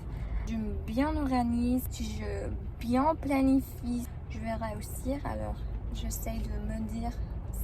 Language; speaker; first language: French; non-native, learner; English